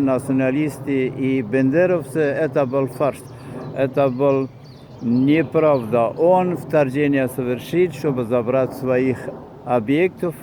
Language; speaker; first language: Russian; non-native, fluent; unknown